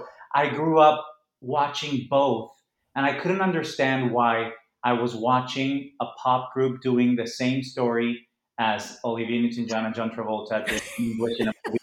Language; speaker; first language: English; non-native, fluent; Spanish